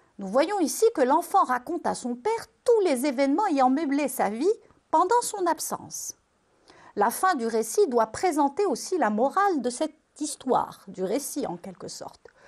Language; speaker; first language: French; non-native, local second language; Arabic